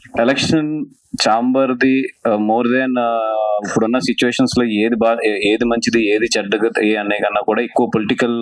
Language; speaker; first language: Telugu; native; Telugu